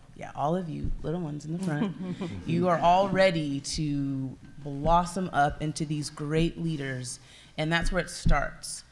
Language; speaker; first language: English; native; English